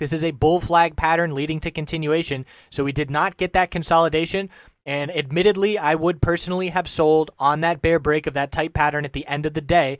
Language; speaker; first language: English; native; English